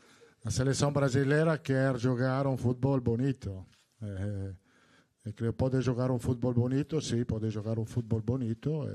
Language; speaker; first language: Portuguese; non-native, learner; Italian